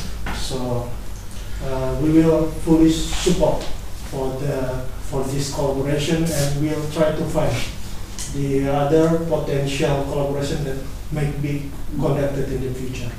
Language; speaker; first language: English; non-native, fluent; Indonesian